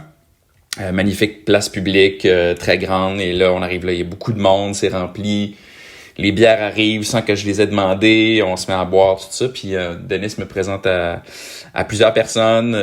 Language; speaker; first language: French; native; French